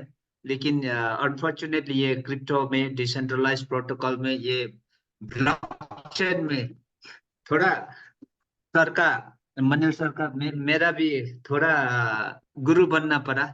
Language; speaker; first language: Hindi; non-native, local second language; Nepali